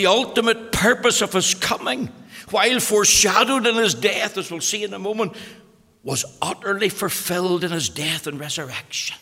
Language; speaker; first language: English; native; English